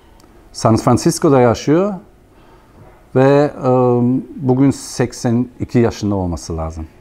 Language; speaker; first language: Turkish; non-native, fluent; German